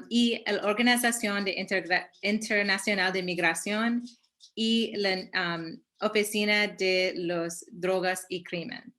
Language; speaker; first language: Spanish; early bilingual, heritage; Spanish